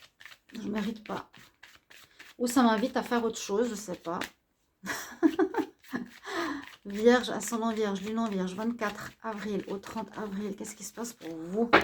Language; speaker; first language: French; native; French